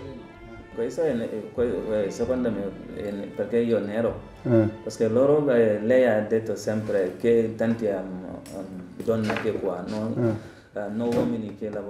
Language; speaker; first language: Italian; non-native, learner; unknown